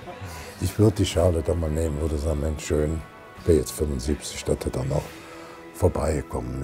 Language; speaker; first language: German; native; German